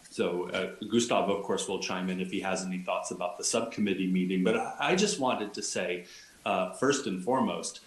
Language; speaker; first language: English; native; English